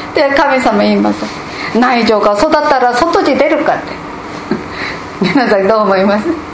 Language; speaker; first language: Japanese; non-native, fluent; Korean